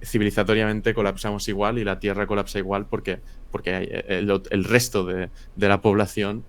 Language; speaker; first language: Spanish; native; Spanish